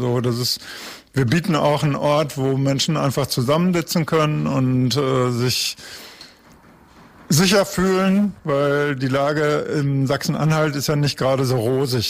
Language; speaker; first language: German; native; German